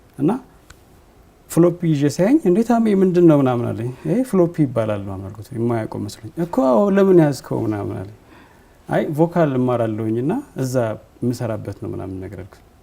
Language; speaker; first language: Amharic; non-native, local second language; Tigrinya